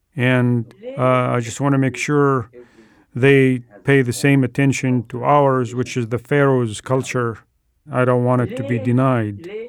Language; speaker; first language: English; non-native, fluent; Arabic